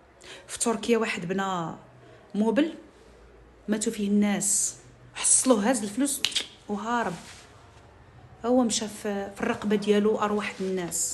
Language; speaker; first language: Arabic; native; Arabic